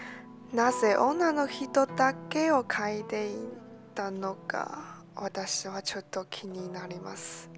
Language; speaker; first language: Japanese; non-native, learner; Chinese